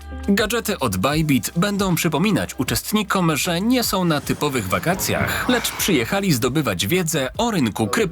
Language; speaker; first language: Polish; native; Polish